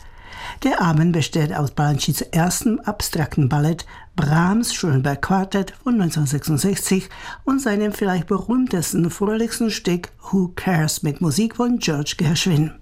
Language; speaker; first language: German; non-native, fluent; Czech